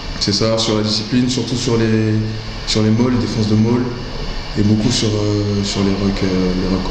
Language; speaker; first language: French; native; French